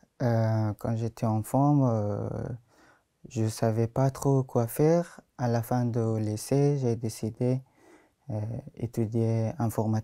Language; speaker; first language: French; non-native, learner; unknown